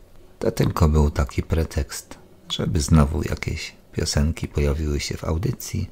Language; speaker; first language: Polish; native; Polish